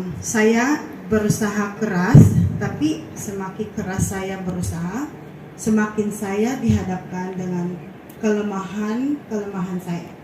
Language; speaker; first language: Indonesian; non-native, learner; Filipino